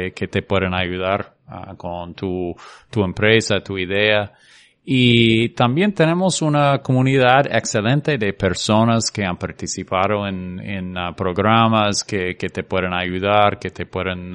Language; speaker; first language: Spanish; non-native, fluent; English